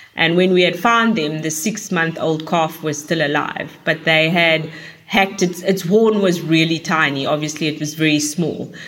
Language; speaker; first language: English; native; English